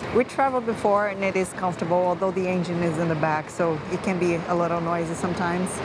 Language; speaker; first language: English; non-native, fluent; Portuguese